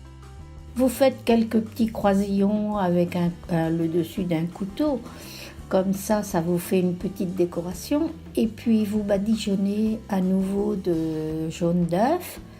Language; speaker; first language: French; native; French